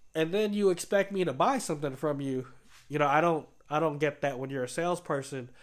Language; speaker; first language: English; native; English